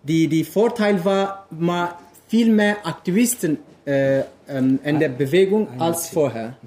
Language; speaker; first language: German; non-native, fluent; Kurdish